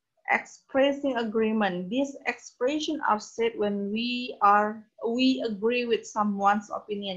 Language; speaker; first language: English; non-native, fluent; Indonesian